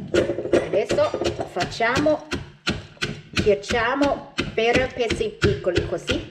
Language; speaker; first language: Italian; non-native, learner; Thai